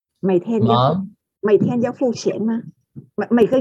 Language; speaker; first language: Chinese; non-native, fluent; Vietnamese